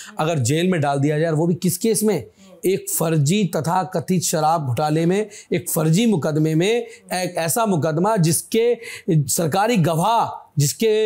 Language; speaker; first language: Hindi; native; Hindi